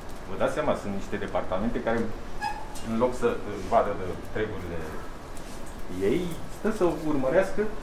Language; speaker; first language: Romanian; native; Romanian